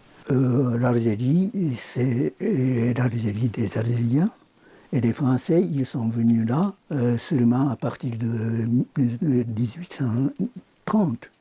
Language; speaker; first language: French; non-native, fluent; Japanese